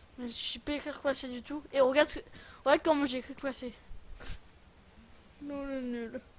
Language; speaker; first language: French; native; French